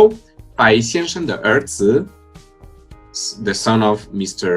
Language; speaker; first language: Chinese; non-native, fluent; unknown